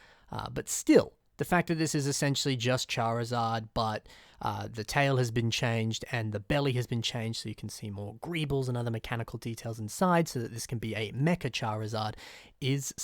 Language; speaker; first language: English; native; English